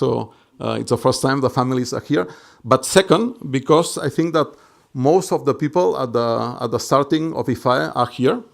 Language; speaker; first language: English; non-native, fluent; Catalan